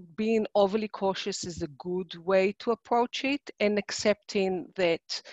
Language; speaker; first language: English; non-native, fluent; Hebrew